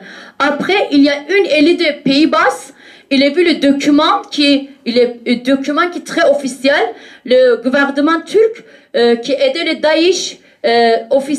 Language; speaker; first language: French; non-native, learner; Kurdish